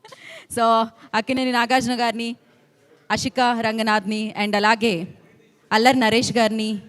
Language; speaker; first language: Telugu; native; Telugu